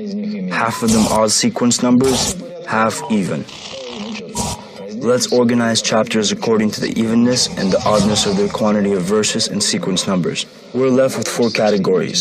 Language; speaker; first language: English; non-native, fluent; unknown